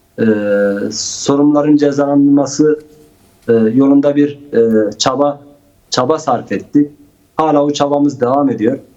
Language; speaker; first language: Turkish; non-native, local second language; Kurdish